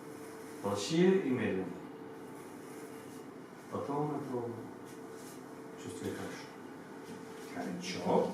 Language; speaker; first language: Russian; non-native, learner; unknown